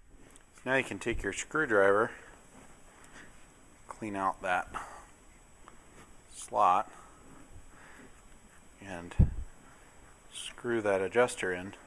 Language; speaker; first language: English; native; English